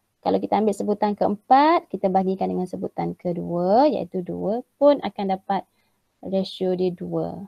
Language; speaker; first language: Malay; native; Malay